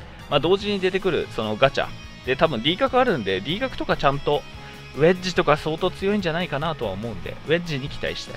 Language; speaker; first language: Japanese; native; Japanese